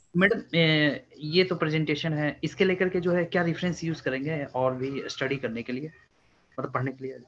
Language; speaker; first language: Hindi; native; Hindi